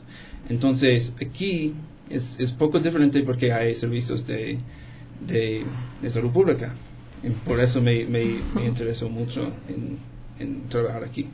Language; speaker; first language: Spanish; non-native, fluent; English